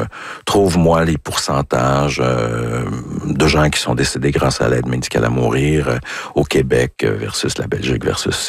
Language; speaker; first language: French; native; French